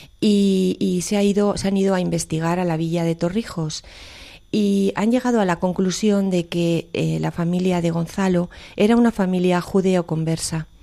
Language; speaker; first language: Spanish; native; Spanish